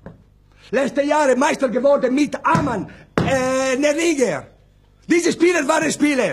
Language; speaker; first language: German; non-native, learner; Italian